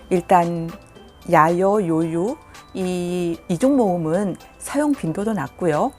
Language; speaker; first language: Korean; native; Korean